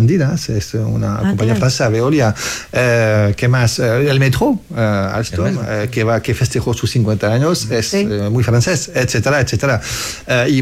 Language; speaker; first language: Spanish; non-native, fluent; French